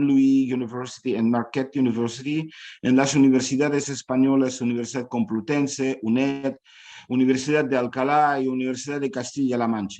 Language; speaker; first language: Spanish; non-native, fluent; Ukrainian